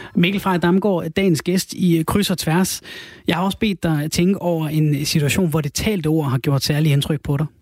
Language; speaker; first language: Danish; native; Danish